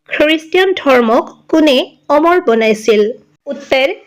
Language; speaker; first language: Hindi; non-native, local second language; Assamese